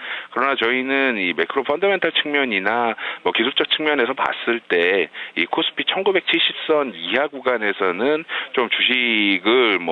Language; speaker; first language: Korean; native; Korean